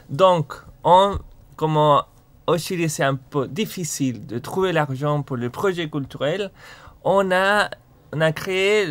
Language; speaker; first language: French; non-native, learner; Spanish